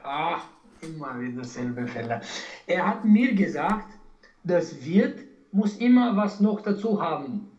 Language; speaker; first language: German; non-native, learner; Romanian